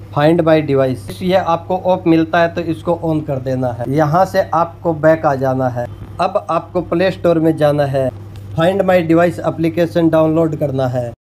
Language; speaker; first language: Hindi; native; Hindi